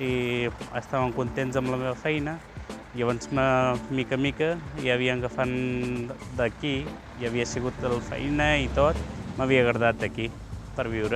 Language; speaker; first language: Catalan; non-native, learner; Punjabi